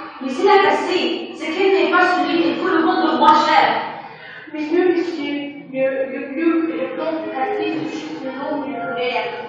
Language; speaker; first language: French; non-native, learner; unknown